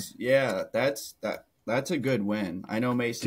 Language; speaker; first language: English; native; English